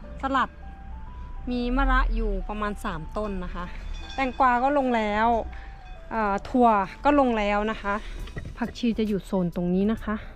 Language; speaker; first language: Thai; native; Thai